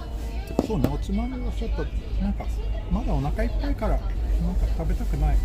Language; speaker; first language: Japanese; non-native, fluent; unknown